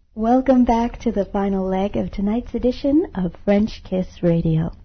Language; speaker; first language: English; native; English